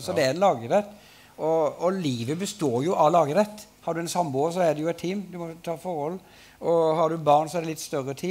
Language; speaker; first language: Norwegian; native; Norwegian